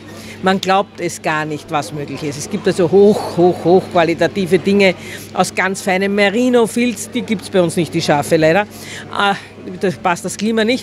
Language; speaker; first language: German; native; German